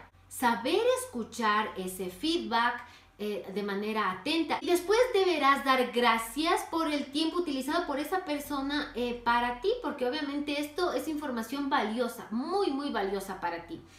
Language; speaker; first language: Spanish; native; Spanish